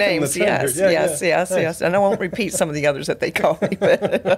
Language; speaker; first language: English; native; English